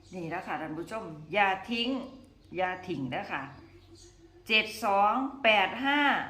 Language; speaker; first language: Thai; native; Thai